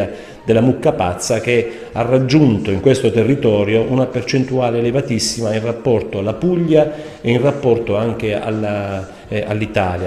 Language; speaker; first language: Italian; native; Italian